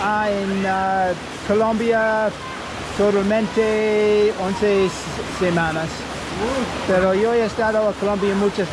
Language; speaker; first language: Spanish; non-native, learner; English